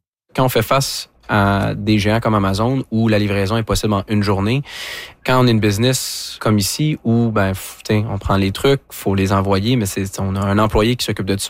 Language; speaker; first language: French; native; French